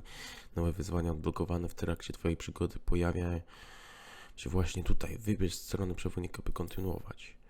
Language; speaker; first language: Polish; native; Polish